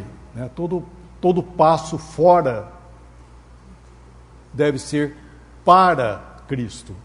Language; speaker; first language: Portuguese; native; Portuguese